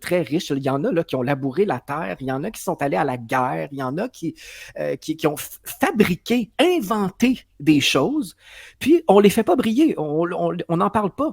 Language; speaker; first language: French; native; French